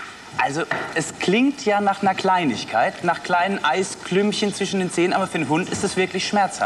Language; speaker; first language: German; native; German